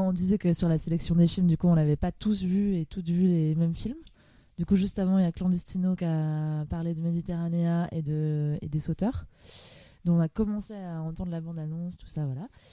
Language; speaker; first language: French; native; French